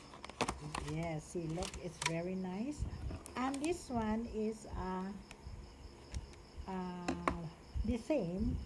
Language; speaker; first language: English; non-native, local second language; Cebuano